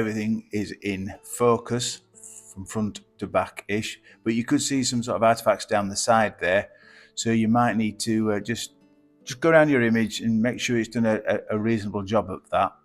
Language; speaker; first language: English; native; English